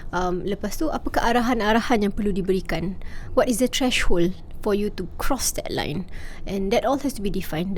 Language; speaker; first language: English; non-native, local second language; Malay